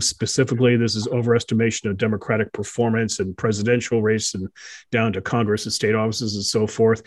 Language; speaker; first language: English; native; English